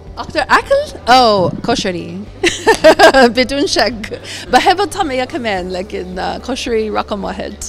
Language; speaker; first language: Egyptian Arabic; non-native, fluent; English